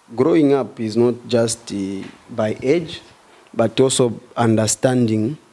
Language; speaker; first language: English; non-native, local second language; Swahili